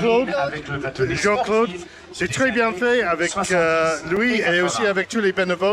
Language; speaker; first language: French; non-native, fluent; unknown